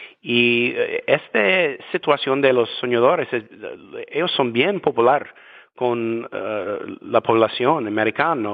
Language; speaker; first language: Spanish; non-native, fluent; English